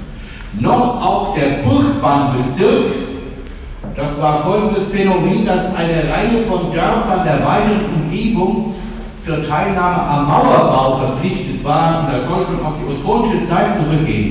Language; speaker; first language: German; native; German